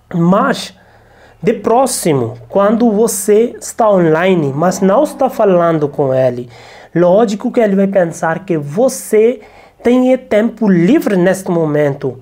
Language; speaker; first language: Portuguese; non-native, learner; Hindi